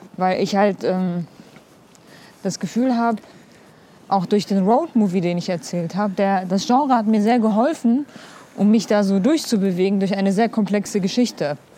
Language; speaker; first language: German; early bilingual, other home language; Kurdish